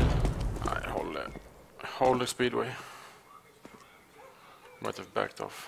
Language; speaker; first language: Swedish; native; Swedish